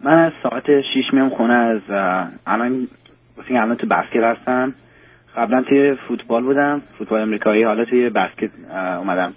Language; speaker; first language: Persian; early bilingual, heritage; Persian